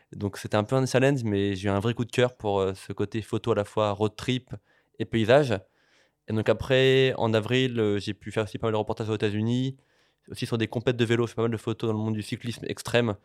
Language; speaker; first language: French; native; French